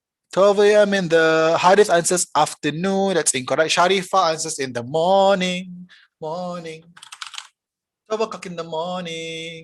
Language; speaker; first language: English; non-native, local second language; Malay